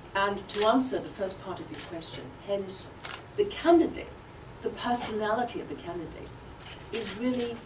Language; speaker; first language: English; non-native, local second language; Chinese